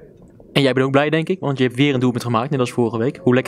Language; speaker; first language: Dutch; native; Dutch